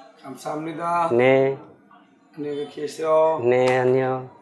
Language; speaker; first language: Korean; non-native, fluent; Bangla